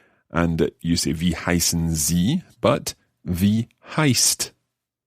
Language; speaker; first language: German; non-native, learner; English